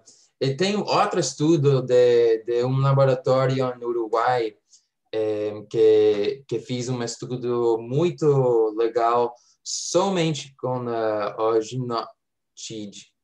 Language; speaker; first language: Portuguese; non-native, fluent; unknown